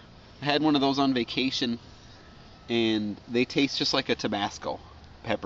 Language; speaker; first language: English; native; English